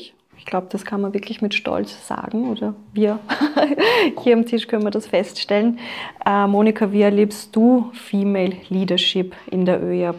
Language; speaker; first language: German; native; German